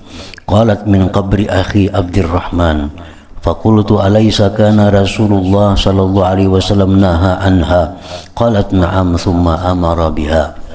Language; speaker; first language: Indonesian; non-native, local second language; Banjar